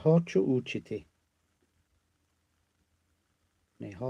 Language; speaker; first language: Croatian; non-native, learner; English